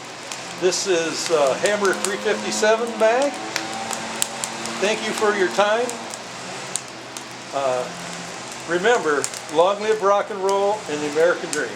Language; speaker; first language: English; native; English